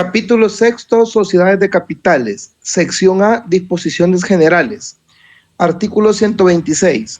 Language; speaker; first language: Spanish; native; Spanish